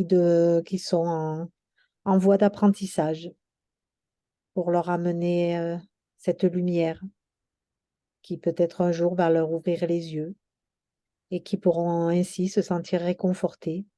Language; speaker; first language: French; native; French